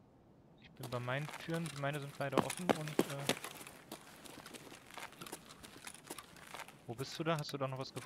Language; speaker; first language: German; native; German